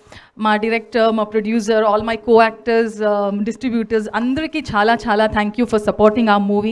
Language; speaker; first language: Telugu; non-native, local second language; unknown